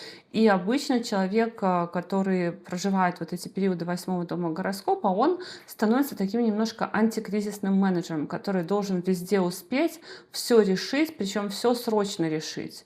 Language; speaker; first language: Russian; native; Russian